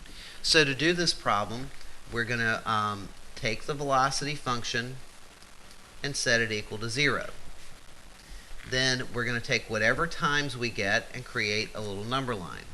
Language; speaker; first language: English; native; English